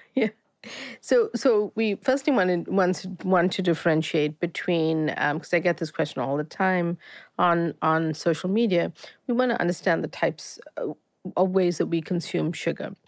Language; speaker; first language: English; native; English